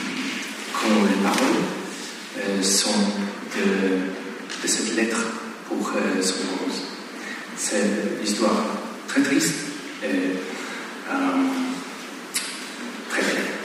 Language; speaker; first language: French; non-native, learner; Polish